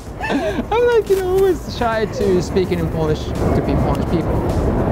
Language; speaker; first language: English; non-native, fluent; Japanese